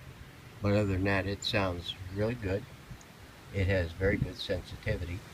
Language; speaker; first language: English; native; English